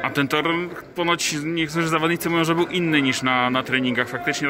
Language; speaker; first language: Polish; native; Polish